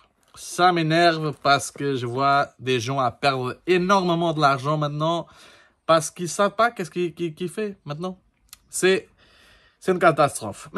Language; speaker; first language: French; non-native, learner; Portuguese